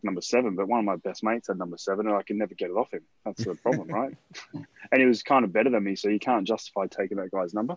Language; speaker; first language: English; native; English